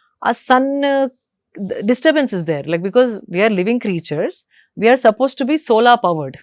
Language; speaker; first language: English; non-native, local second language; Telugu